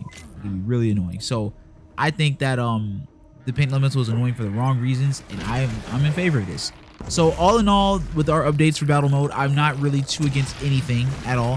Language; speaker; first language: English; native; English